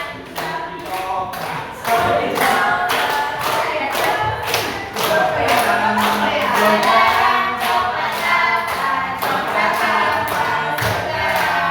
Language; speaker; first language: Indonesian; native; Indonesian